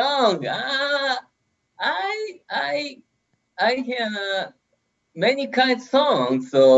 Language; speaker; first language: English; non-native, learner; Japanese